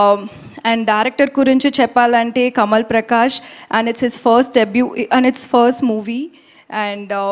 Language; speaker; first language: Telugu; non-native, local second language; Tamil